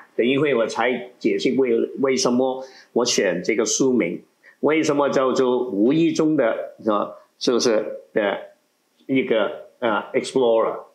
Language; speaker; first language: Chinese; non-native, local second language; Cantonese